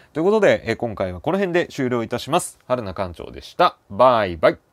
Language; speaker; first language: Japanese; native; Japanese